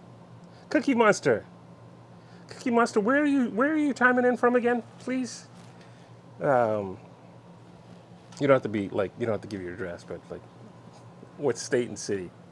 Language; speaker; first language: English; native; English